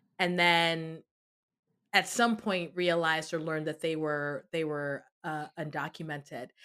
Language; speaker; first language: English; early bilingual, other home language; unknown